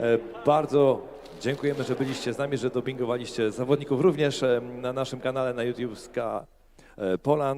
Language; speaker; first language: Polish; native; Polish